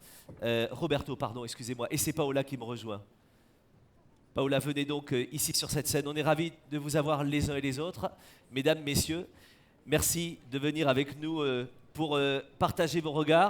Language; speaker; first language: French; native; French